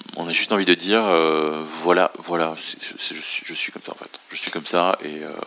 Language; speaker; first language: French; non-native, local second language; Arabic